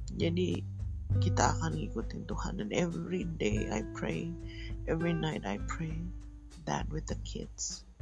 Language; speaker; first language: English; non-native, fluent; Indonesian